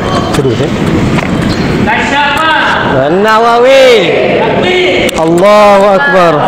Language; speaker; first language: Arabic; non-native, fluent; Indonesian